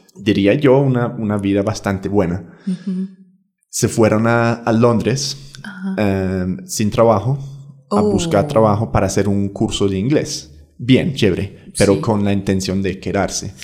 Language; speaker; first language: Spanish; non-native, fluent; English